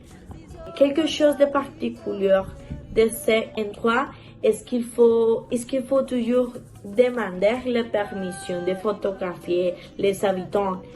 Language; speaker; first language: French; non-native, learner; Spanish